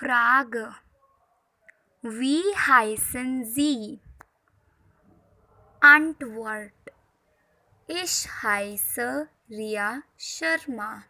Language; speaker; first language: German; non-native, learner; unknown